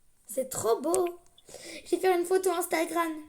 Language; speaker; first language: French; native; French